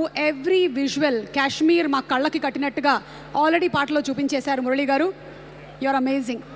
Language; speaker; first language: Telugu; native; Telugu